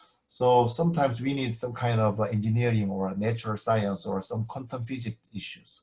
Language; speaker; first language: English; non-native, fluent; Korean